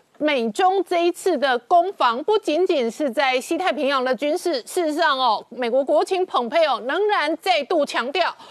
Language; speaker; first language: Chinese; native; Chinese